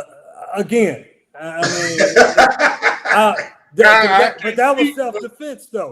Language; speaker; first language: English; native; English